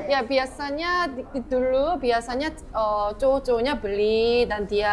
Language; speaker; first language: Indonesian; non-native, learner; Korean